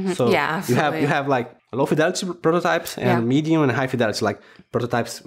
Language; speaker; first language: English; non-native, fluent; Portuguese